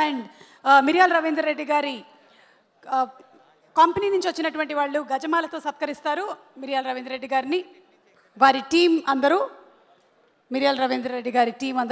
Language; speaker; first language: Telugu; native; Telugu